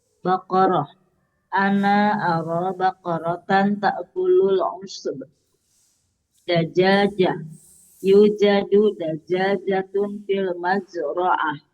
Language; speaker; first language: Arabic; non-native, learner; Indonesian